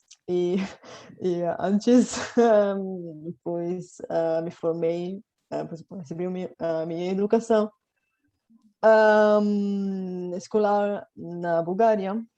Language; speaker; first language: Portuguese; non-native, fluent; Bulgarian